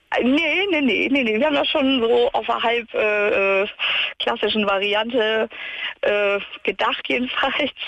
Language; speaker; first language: German; native; German